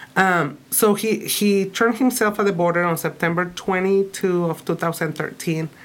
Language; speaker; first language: English; early bilingual, other home language; Spanish